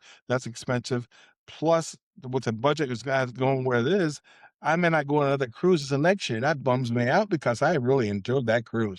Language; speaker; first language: English; native; English